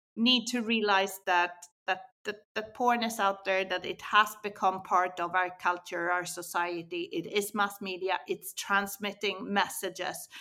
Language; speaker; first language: English; non-native, fluent; Swedish